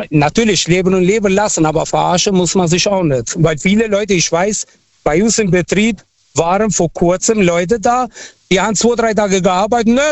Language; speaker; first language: German; non-native, fluent; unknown